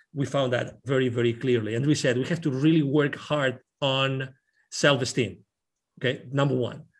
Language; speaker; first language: English; non-native, fluent; Spanish